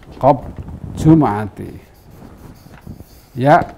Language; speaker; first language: Arabic; non-native, learner; Indonesian